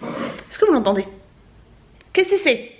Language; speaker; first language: French; native; French